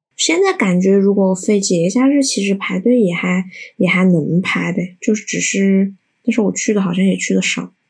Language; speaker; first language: Chinese; native; Chinese